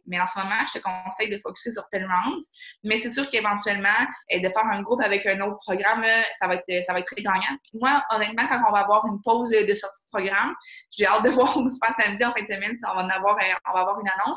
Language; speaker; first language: French; native; French